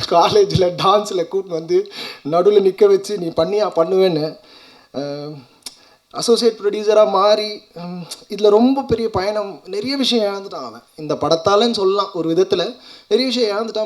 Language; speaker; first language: Tamil; native; Tamil